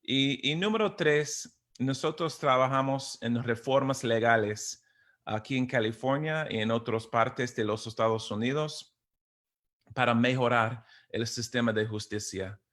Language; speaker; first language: Spanish; non-native, fluent; English